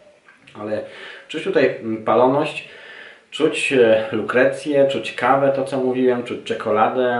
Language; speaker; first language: Polish; native; Polish